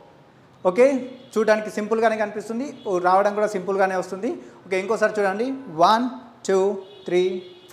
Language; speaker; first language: Telugu; native; Telugu